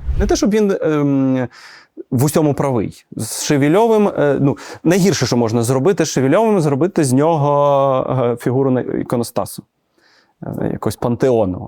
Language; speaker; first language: Ukrainian; native; Ukrainian